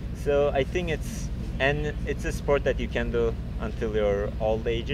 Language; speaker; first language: English; non-native, fluent; Turkish